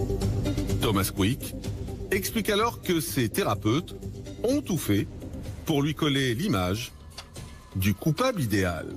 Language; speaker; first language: French; native; French